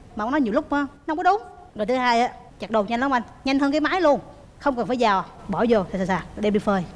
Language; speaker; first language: Vietnamese; native; Vietnamese